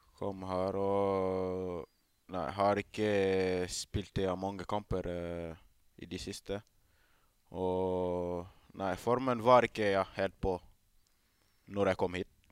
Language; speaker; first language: Norwegian; non-native, fluent; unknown